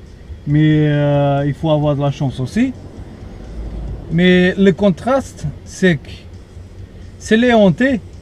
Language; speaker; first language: French; non-native, fluent; Portuguese